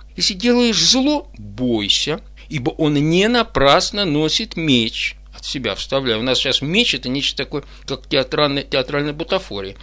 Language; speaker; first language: Russian; native; Russian